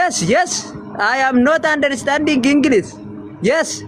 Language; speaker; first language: English; non-native, learner; Oromo